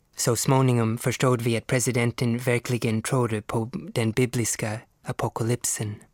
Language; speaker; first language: Swedish; non-native, fluent; English